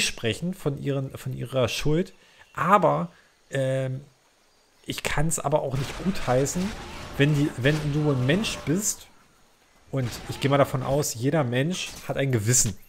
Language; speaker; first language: German; native; German